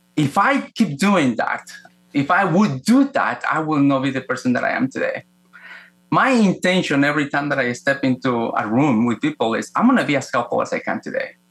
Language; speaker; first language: English; non-native, fluent; Spanish